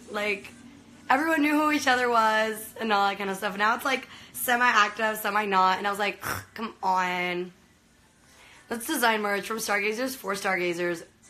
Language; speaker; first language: English; early bilingual, other home language; Spanish